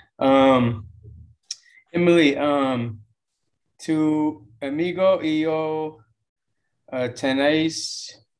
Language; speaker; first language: Spanish; non-native, fluent; English